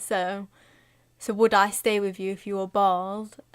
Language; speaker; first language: English; native; English